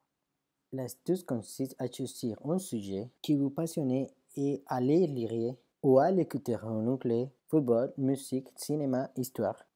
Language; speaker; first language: French; non-native, fluent; Spanish